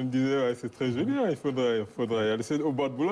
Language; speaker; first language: French; non-native, local second language; Wolof